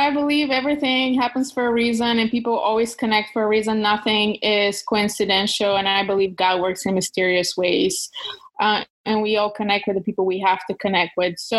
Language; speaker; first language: English; non-native, fluent; Bulgarian